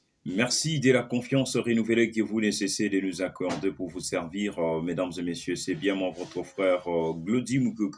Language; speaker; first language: French; non-native, local second language; Lingala